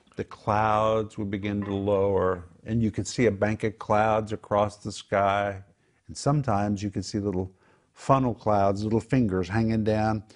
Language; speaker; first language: English; native; English